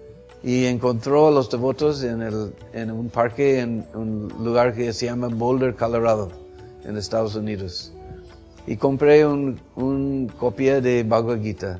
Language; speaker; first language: Spanish; non-native, fluent; English